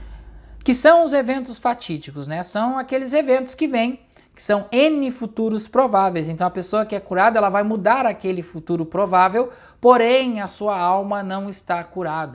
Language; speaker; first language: Portuguese; native; Portuguese